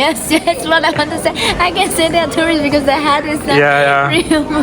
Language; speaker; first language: English; non-native, learner; Chinese